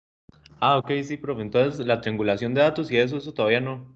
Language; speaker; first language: Spanish; native; Spanish